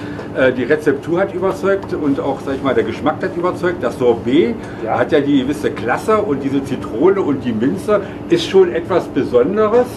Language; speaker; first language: German; native; German